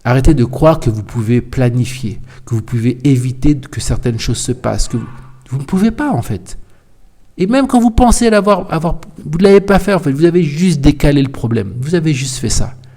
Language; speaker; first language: French; native; French